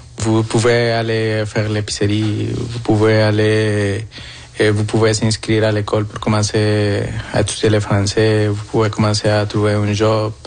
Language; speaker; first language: French; non-native, fluent; Spanish